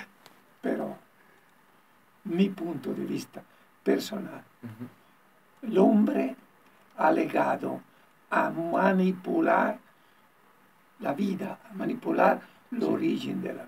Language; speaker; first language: Spanish; non-native, learner; Italian